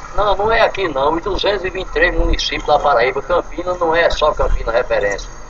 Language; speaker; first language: Portuguese; native; Portuguese